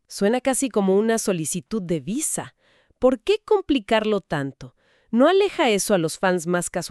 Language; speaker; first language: Spanish; native; Spanish